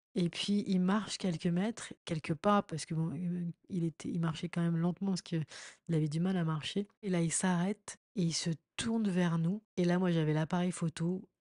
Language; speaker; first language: French; native; French